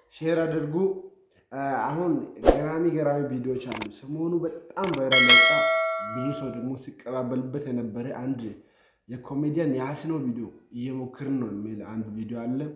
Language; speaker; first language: Amharic; non-native, local second language; Wolaytta